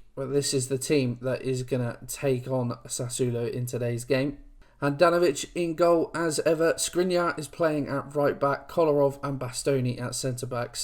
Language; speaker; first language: English; native; English